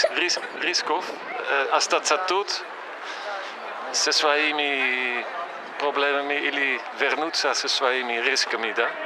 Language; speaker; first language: Russian; non-native, fluent; Dutch